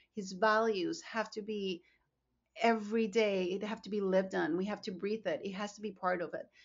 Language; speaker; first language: English; non-native, fluent; Spanish